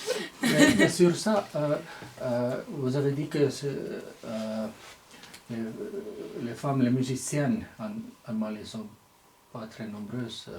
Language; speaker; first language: French; non-native, fluent; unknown